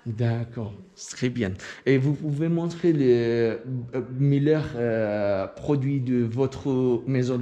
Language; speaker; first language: French; non-native, learner; Kurdish